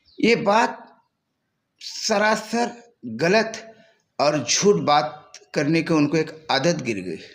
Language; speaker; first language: Hindi; non-native, local second language; Marathi